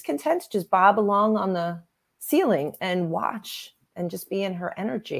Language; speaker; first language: English; native; English